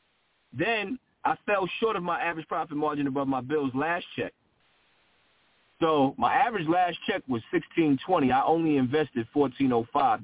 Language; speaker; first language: English; native; English